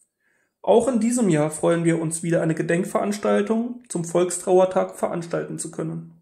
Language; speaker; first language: German; native; German